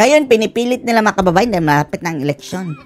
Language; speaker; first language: Filipino; native; Filipino